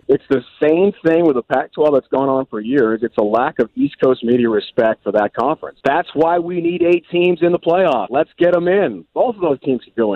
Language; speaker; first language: English; native; English